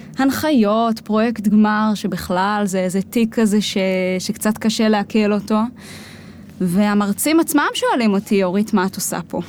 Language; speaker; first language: Hebrew; native; Hebrew